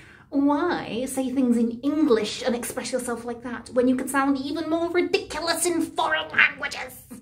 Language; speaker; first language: English; native; English